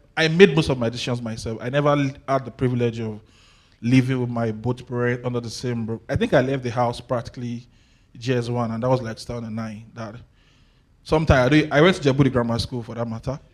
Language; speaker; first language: English; non-native, local second language; Yoruba